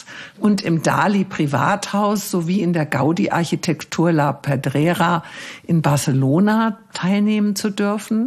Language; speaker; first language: German; native; German